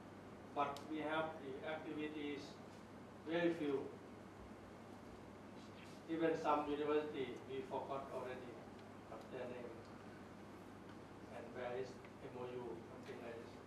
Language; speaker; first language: English; non-native, learner; Thai